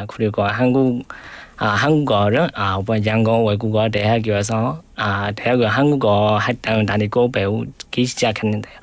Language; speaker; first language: Korean; non-native, learner; Burmese